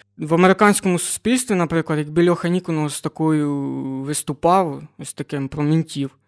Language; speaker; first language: Ukrainian; non-native, local second language; Russian